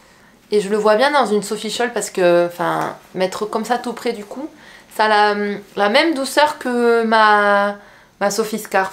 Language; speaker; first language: French; native; French